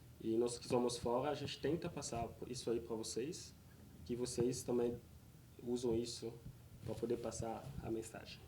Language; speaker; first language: Portuguese; non-native, fluent; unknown